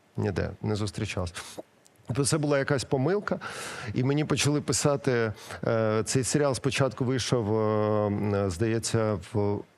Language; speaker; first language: Ukrainian; non-native, local second language; Russian